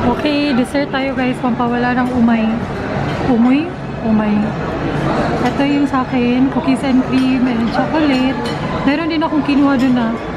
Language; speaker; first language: Filipino; non-native, local second language; Cebuano